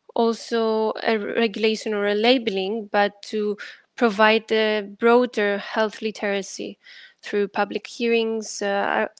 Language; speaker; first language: English; non-native, fluent; Greek